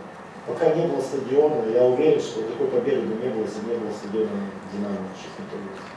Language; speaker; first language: Russian; native; Russian